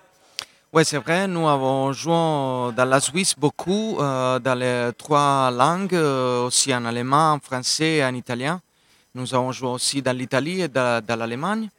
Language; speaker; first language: French; non-native, local second language; Italian